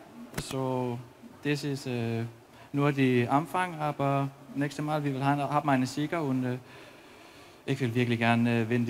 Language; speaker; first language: German; non-native, learner; Danish